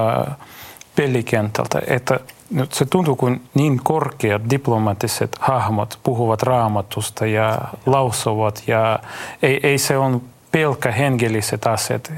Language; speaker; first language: Finnish; non-native, fluent; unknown